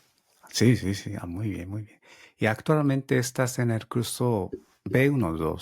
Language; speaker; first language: Spanish; non-native, learner; Japanese